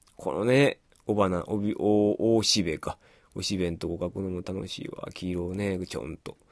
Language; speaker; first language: Japanese; native; Japanese